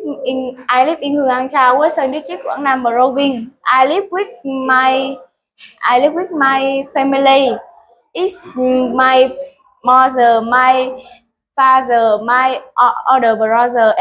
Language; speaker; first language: English; non-native, learner; Vietnamese